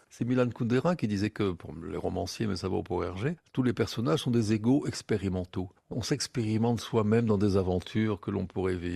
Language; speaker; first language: French; native; French